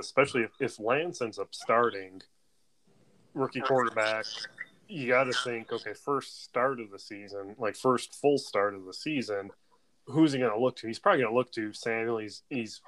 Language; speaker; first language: English; native; English